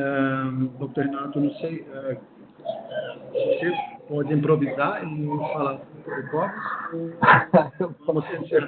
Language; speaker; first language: Portuguese; non-native, fluent; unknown